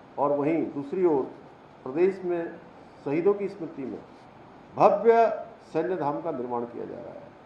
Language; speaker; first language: Hindi; native; Hindi